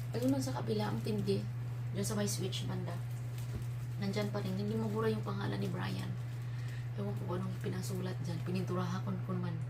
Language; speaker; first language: Filipino; native; Filipino